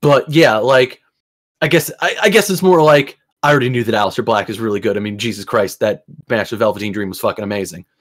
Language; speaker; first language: English; native; English